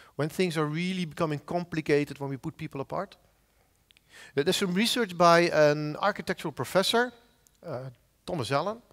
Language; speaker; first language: English; non-native, fluent; Dutch